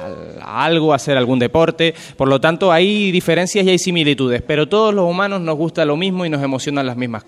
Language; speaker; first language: Spanish; native; Spanish